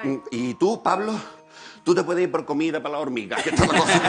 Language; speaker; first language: Spanish; native; Spanish